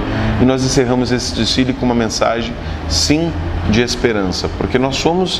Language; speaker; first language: Portuguese; native; Portuguese